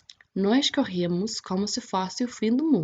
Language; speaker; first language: Portuguese; non-native, fluent; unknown